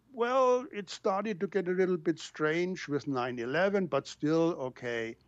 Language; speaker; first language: English; non-native, fluent; German